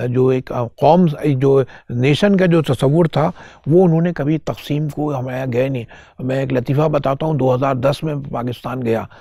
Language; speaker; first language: Hindi; native; Hindi